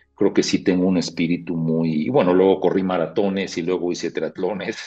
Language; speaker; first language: Spanish; native; Spanish